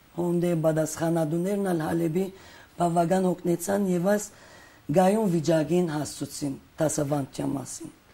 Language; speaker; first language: Armenian; early bilingual, heritage; Armenian